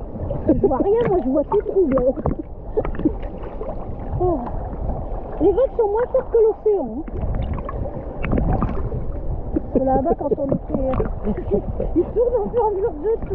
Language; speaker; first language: French; native; French